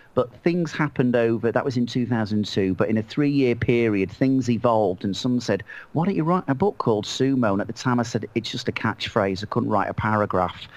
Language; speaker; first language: English; native; English